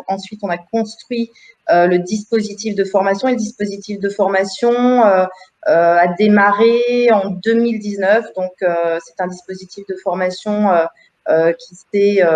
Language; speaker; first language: French; native; French